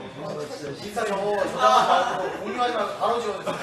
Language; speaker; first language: Korean; native; Korean